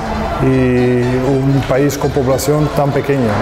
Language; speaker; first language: Spanish; non-native, fluent; Slovenian